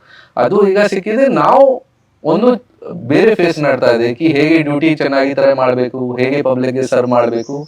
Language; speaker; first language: Kannada; non-native, local second language; Hindi